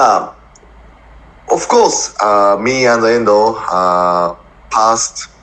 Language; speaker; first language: English; non-native, learner; Japanese